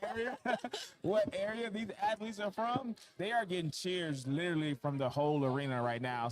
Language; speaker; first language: English; native; English